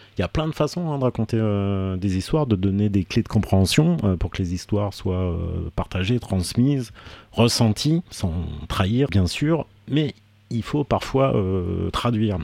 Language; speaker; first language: French; native; French